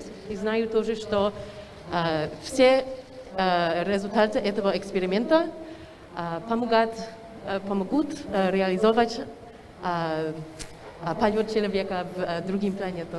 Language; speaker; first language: Russian; non-native, fluent; English